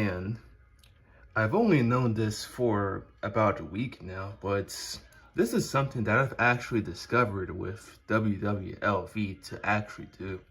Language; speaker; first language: English; native; English